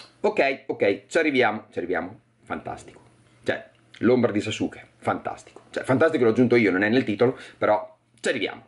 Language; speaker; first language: Italian; native; Italian